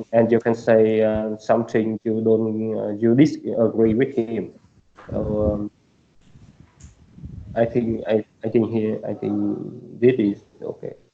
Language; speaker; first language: English; non-native, learner; Vietnamese